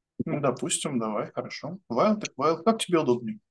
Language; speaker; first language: Russian; native; Russian